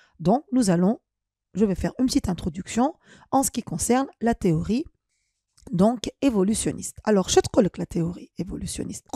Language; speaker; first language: French; non-native, local second language; Arabic